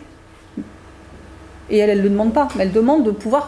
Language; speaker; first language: French; native; French